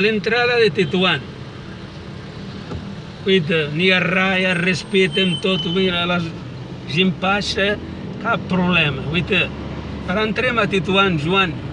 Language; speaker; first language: Catalan; non-native, learner; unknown